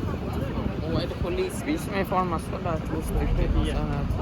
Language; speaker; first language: Swedish; early bilingual, other home language; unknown